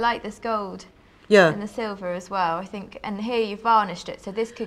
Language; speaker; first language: English; native; English